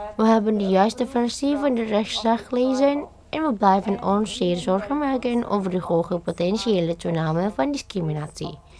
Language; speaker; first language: Dutch; non-native, fluent; Indonesian